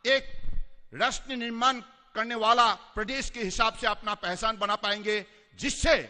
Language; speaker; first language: Hindi; non-native, local second language; Assamese